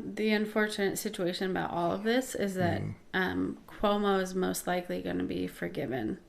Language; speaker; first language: English; native; English